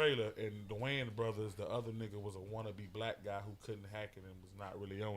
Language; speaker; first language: English; native; English